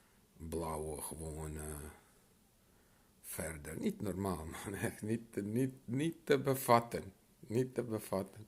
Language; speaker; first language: Dutch; non-native, local second language; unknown